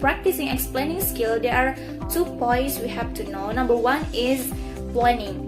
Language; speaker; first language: English; non-native, learner; Indonesian